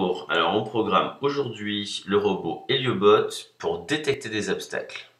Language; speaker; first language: French; native; French